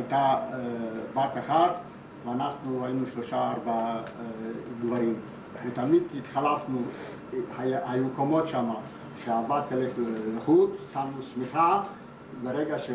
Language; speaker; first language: Hebrew; non-native, fluent; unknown